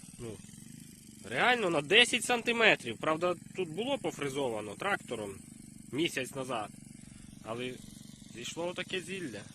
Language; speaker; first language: Ukrainian; native; Ukrainian